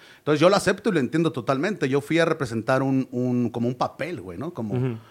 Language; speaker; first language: Spanish; native; Spanish